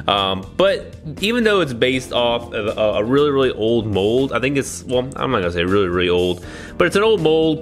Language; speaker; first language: English; native; English